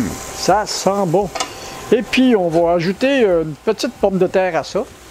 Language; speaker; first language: French; native; French